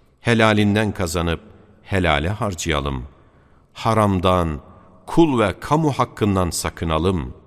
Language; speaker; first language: Turkish; native; Turkish